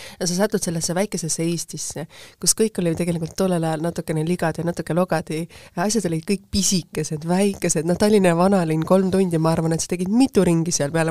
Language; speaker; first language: Estonian; native; Estonian